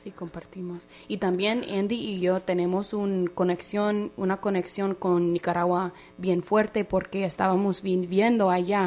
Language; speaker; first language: Spanish; non-native, fluent; English